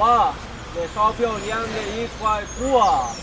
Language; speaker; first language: Chinese; non-native, learner; Spanish